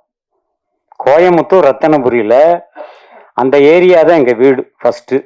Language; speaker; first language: Tamil; native; Tamil